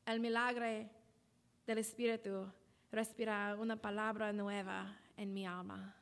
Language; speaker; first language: Spanish; non-native, learner; English